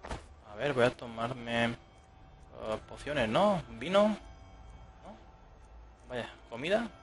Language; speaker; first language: Spanish; native; Spanish